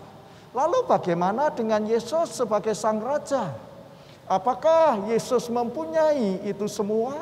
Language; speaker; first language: Indonesian; native; Indonesian